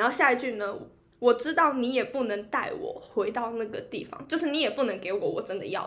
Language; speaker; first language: Chinese; native; Chinese